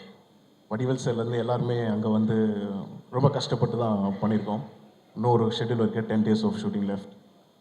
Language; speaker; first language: Tamil; native; Tamil